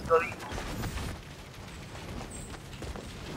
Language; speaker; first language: English; non-native, local second language; Filipino